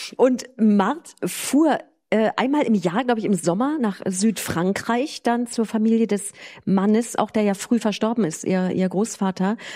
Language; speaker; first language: German; native; German